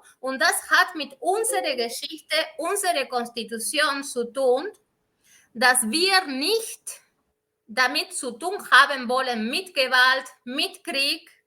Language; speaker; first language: German; non-native, fluent; Spanish